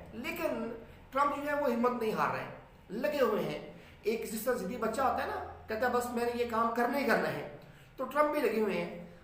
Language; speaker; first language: Urdu; non-native, local second language; Punjabi